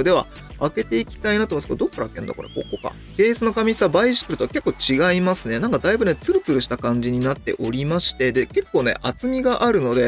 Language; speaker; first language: Japanese; native; Japanese